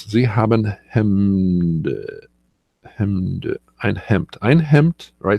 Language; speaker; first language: German; non-native, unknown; English